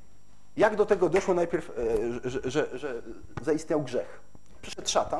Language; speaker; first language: Polish; native; Polish